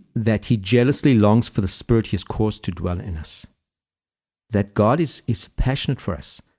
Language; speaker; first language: English; native; English